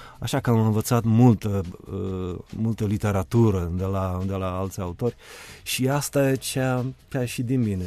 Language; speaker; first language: Romanian; early bilingual, heritage; Bulgarian